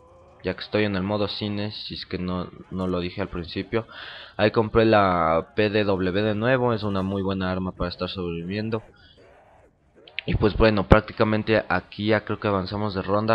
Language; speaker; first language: Spanish; native; Spanish